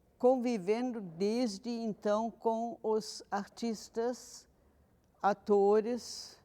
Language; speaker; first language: Portuguese; non-native, fluent; German